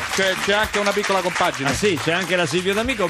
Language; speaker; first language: Italian; native; Italian